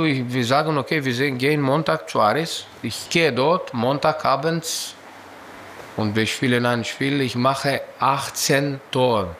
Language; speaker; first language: German; non-native, learner; Greek